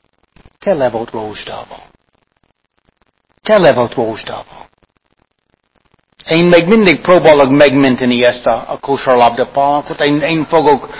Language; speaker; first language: Hungarian; non-native, fluent; English